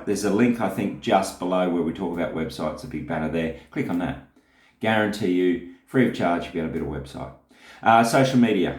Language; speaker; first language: English; native; English